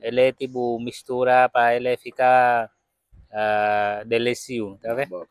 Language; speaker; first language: Portuguese; non-native, learner; Vietnamese